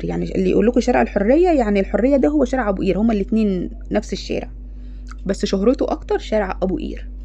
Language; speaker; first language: Arabic; native; Arabic